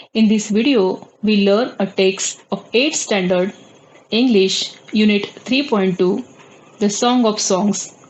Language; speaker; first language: English; non-native, local second language; Marathi